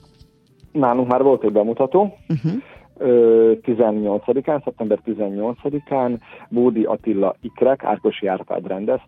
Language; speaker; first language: Hungarian; native; Hungarian